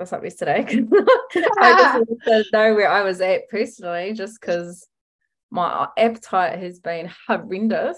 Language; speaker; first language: English; native; English